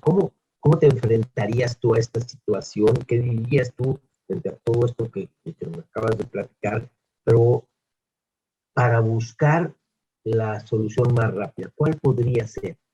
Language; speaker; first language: Spanish; native; Spanish